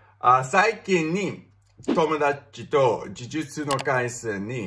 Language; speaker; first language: Japanese; non-native, learner; English